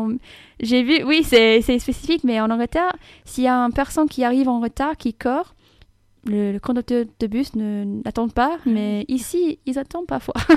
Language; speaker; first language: French; non-native, fluent; English